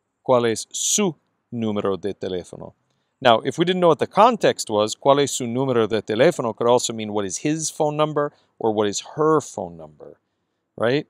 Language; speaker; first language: English; native; English